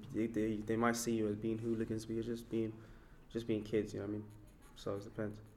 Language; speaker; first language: English; non-native, local second language; Yoruba